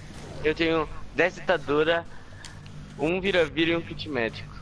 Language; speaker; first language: Portuguese; native; Portuguese